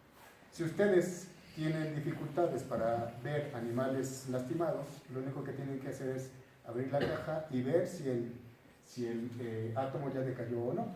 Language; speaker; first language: Spanish; native; Spanish